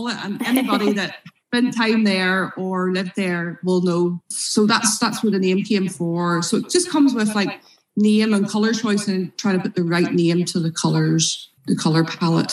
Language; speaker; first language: English; native; English